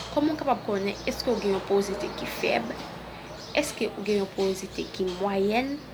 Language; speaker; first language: French; non-native, local second language; Haitian Creole